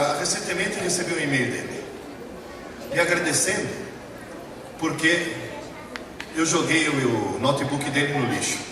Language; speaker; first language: Portuguese; early bilingual, other home language; Italian